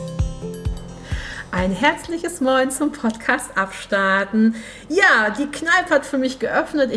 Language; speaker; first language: German; native; German